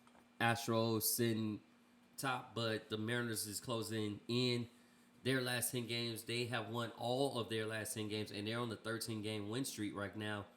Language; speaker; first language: English; native; English